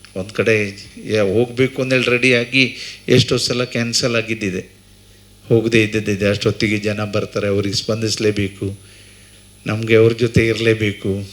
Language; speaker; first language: Kannada; native; Kannada